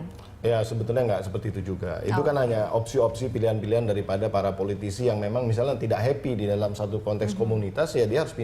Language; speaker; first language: Indonesian; native; Indonesian